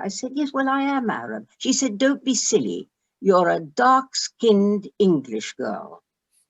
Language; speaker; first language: English; early bilingual, other home language; Arabic